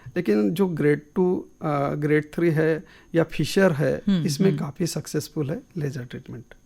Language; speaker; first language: Hindi; non-native, local second language; Marathi